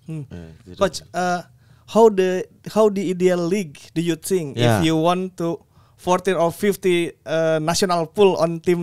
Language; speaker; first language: English; non-native, learner; Indonesian